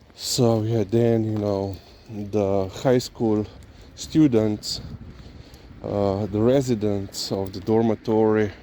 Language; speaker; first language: English; non-native, fluent; Slovenian